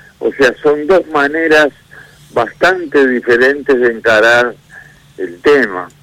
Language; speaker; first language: Spanish; native; Spanish